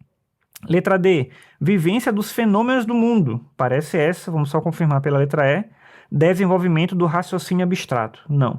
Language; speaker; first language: Portuguese; native; Portuguese